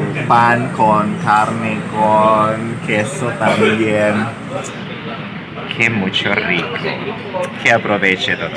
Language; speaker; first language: Spanish; non-native, learner; Indonesian